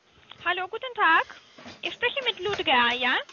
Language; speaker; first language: German; non-native, learner; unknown